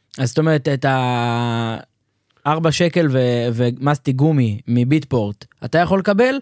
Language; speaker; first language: Hebrew; native; Hebrew